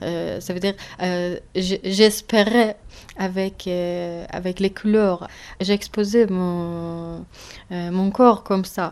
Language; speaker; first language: French; non-native, learner; Persian